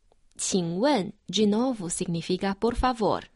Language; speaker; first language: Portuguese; non-native, fluent; Chinese